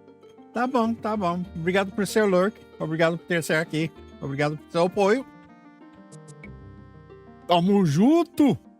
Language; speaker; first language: Portuguese; non-native, fluent; English